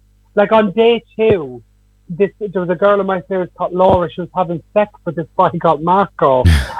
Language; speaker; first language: English; native; English